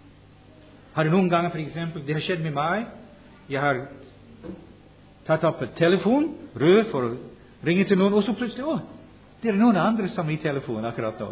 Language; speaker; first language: Norwegian; non-native, fluent; English